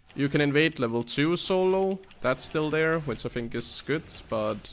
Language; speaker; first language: English; non-native, fluent; Danish